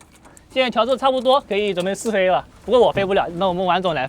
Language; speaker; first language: Chinese; native; Chinese